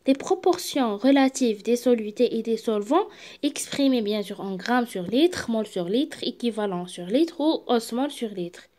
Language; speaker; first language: French; non-native, local second language; Arabic